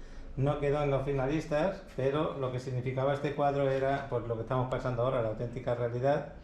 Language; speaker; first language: Spanish; native; Spanish